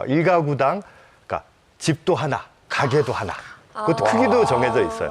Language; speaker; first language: Korean; native; Korean